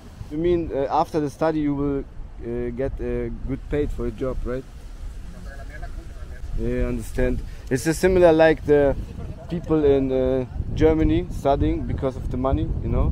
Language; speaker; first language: English; non-native, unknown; German